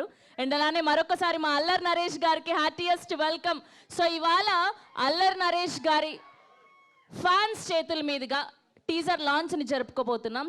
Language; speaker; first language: Telugu; native; Telugu